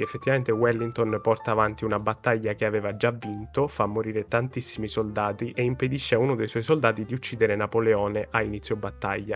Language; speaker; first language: Italian; native; Italian